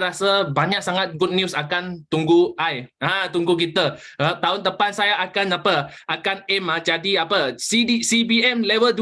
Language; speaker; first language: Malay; non-native, local second language; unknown